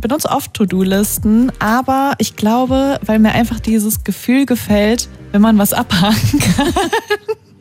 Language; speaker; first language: German; native; German